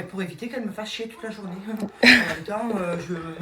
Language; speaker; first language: French; native; French